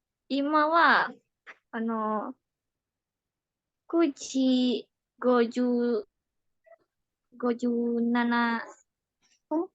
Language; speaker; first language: Japanese; non-native, learner; Indonesian